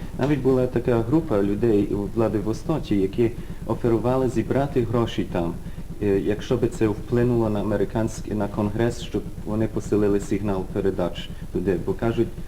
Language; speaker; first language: Ukrainian; early bilingual, heritage; Ukrainian